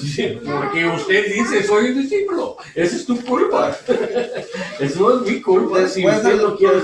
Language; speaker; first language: Spanish; non-native, learner; English